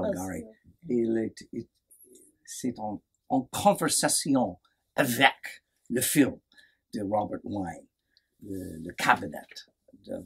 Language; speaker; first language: French; non-native, learner; English